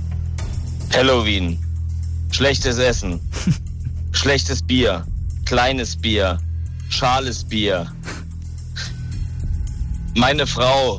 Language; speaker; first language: German; native; German